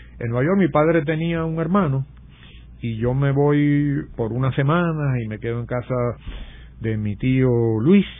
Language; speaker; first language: Spanish; native; Spanish